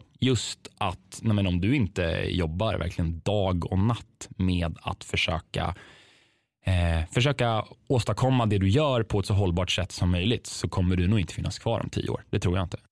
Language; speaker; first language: Swedish; native; Swedish